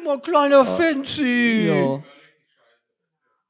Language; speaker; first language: German; native; German